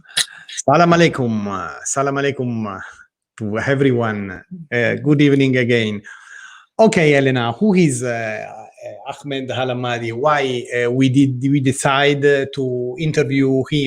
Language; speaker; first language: English; non-native, learner; Italian